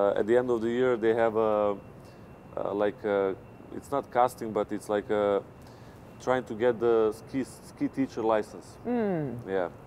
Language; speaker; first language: English; non-native, fluent; Serbian